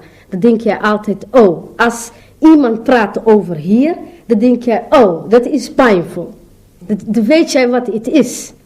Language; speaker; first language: Dutch; non-native, learner; Somali